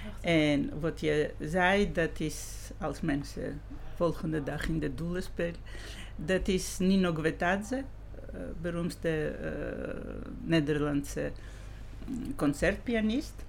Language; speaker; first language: Dutch; non-native, fluent; Georgian